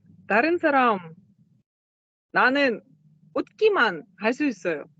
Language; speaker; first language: Korean; non-native, learner; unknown